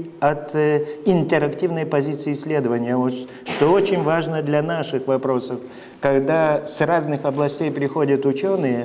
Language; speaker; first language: Russian; non-native, fluent; Lithuanian